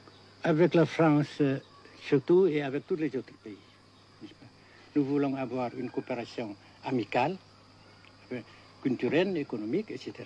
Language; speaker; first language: French; non-native, fluent; Vietnamese